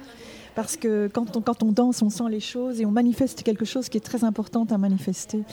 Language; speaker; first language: French; native; French